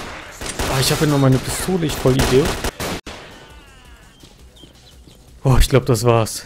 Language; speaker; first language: German; native; German